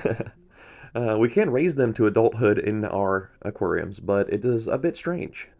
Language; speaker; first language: English; native; English